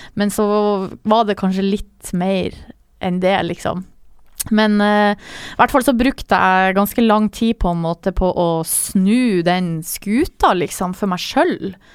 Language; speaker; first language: Norwegian; native; Norwegian